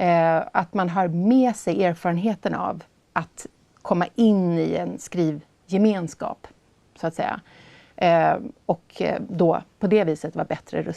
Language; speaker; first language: Swedish; native; Swedish